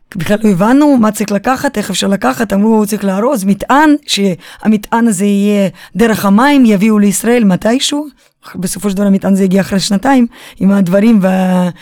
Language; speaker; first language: Hebrew; early bilingual, other home language; Russian